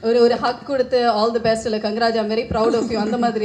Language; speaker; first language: Tamil; native; Tamil